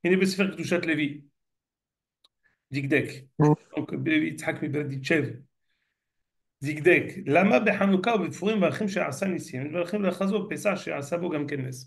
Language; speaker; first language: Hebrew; non-native, fluent; French